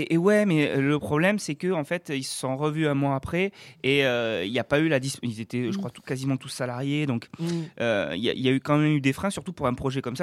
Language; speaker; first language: French; native; French